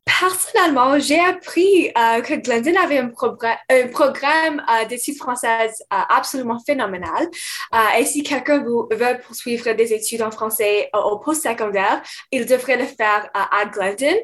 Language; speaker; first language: French; non-native, fluent; English